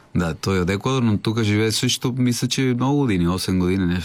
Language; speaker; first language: Bulgarian; non-native, learner; Spanish